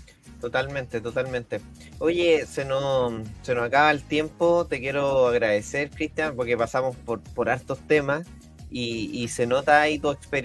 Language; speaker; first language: Spanish; native; Spanish